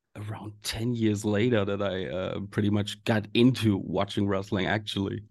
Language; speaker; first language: English; non-native, fluent; German